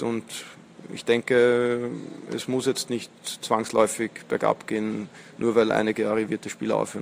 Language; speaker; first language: German; native; German